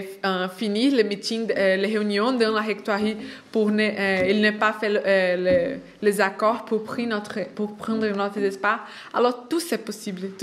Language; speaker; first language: French; non-native, fluent; Portuguese